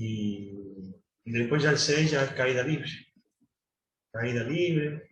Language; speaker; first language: Spanish; native; Spanish